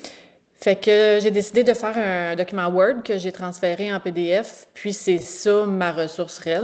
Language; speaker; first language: French; native; French